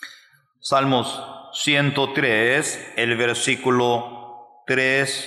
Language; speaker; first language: Spanish; non-native, fluent; Korean